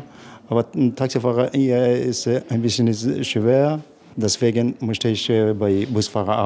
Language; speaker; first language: German; non-native, learner; Arabic